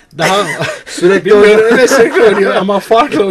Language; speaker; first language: Turkish; non-native, learner; English